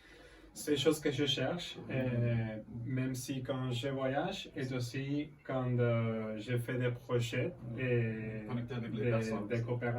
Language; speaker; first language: French; non-native, learner; Spanish